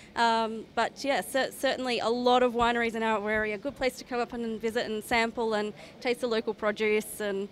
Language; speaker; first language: English; native; English